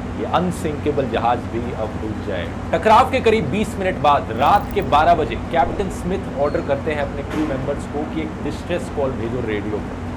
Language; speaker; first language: Hindi; native; Hindi